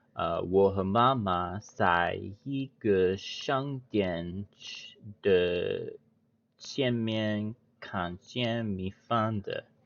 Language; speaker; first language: Chinese; non-native, learner; English